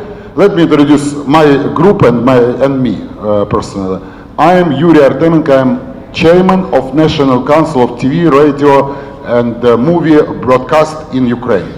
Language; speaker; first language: English; non-native, learner; Ukrainian